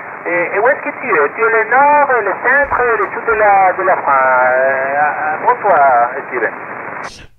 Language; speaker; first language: French; non-native, learner; Spanish